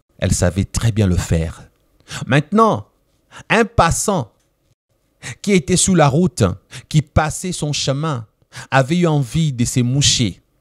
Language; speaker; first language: French; non-native, local second language; Lingala